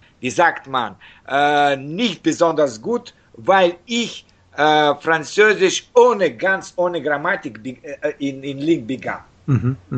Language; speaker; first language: German; non-native, learner; Russian